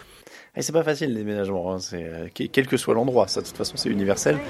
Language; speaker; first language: French; native; French